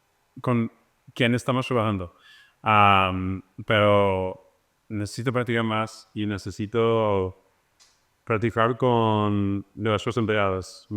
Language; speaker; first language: Spanish; non-native, learner; English